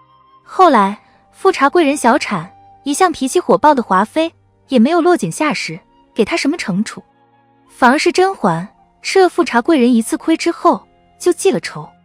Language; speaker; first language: Chinese; native; Chinese